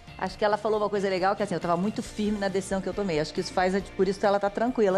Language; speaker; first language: Portuguese; native; Portuguese